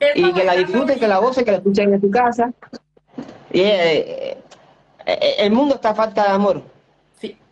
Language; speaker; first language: Spanish; native; Spanish